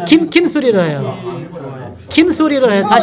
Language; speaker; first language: Korean; non-native, learner; Urdu